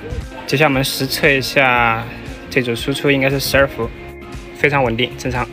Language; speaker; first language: Chinese; native; Chinese